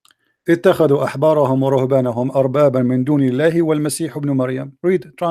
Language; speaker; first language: Arabic; native; Arabic